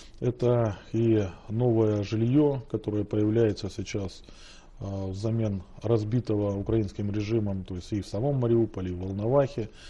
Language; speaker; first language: Russian; native; Russian